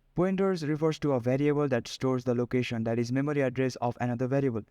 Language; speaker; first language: English; non-native, local second language; Nepali